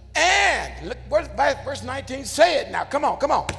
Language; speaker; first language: English; native; English